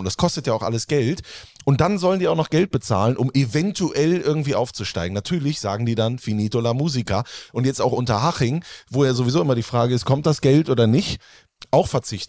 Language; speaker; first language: German; native; German